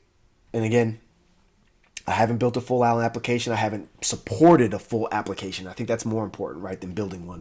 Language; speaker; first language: English; native; English